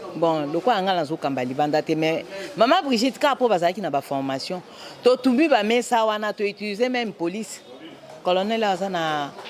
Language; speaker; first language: Lingala; native; Lingala